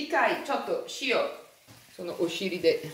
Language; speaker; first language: Japanese; non-native, learner; Italian